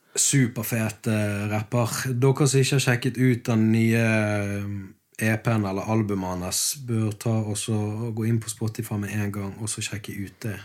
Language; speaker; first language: Norwegian; native; Norwegian